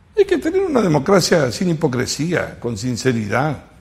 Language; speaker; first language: Spanish; native; Spanish